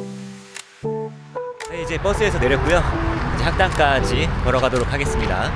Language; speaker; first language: Korean; native; Korean